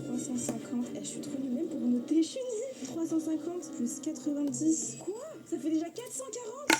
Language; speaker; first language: French; native; French